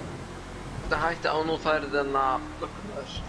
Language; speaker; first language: Icelandic; early bilingual, heritage; Icelandic